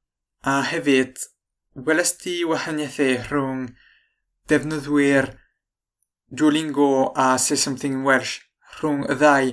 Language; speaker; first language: Welsh; non-native, fluent; French